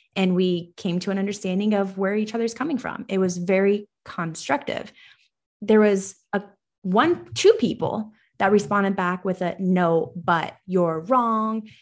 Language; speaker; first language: English; early bilingual, other home language; Persian